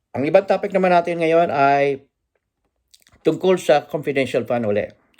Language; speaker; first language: Filipino; native; Filipino